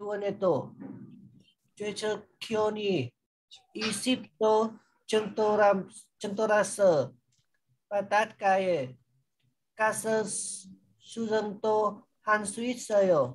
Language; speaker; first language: Korean; non-native, learner; Vietnamese